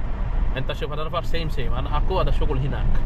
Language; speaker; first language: Arabic; non-native, learner; Filipino